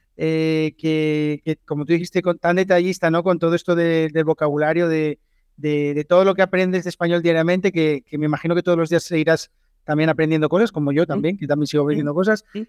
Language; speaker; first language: Spanish; native; Spanish